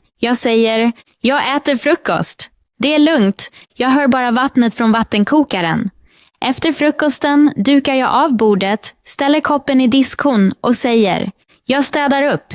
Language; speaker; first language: Swedish; non-native, fluent; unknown